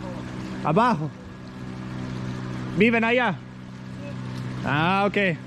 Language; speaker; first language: Spanish; non-native, learner; Danish